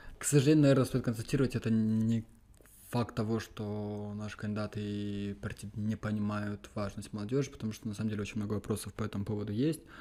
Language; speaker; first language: Russian; non-native, local second language; Romanian